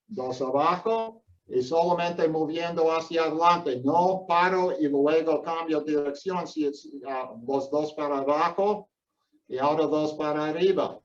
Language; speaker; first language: Spanish; non-native, fluent; English